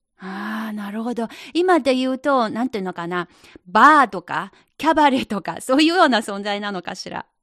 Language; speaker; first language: Japanese; non-native, fluent; Chinese